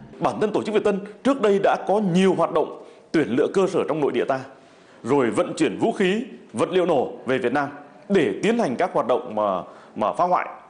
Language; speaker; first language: Vietnamese; native; Vietnamese